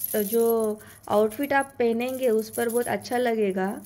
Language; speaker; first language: Hindi; non-native, local second language; Marathi